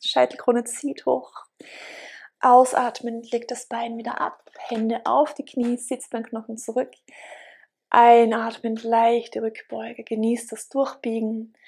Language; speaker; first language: German; native; German